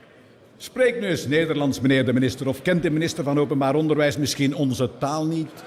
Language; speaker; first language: Dutch; native; Dutch